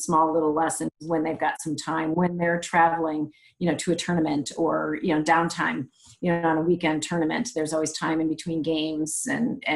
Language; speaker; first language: English; native; English